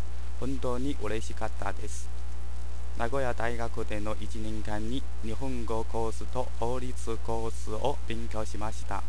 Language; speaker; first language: Japanese; non-native, learner; Chinese